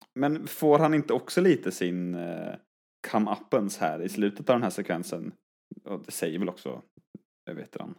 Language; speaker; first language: Swedish; native; Swedish